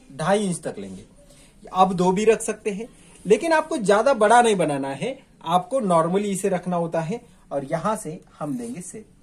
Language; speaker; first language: Hindi; non-native, local second language; Marathi